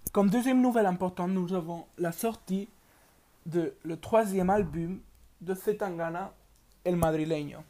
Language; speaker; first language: French; non-native, learner; Spanish